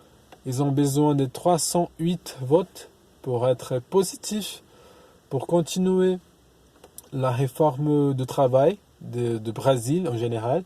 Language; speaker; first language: French; non-native, learner; Portuguese